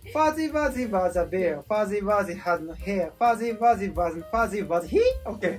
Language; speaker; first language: English; non-native, learner; Japanese